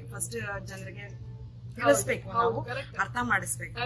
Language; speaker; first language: Kannada; non-native, local second language; Telugu